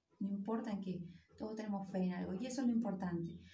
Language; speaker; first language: Spanish; native; Spanish